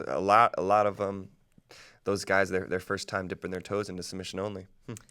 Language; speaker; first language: English; native; English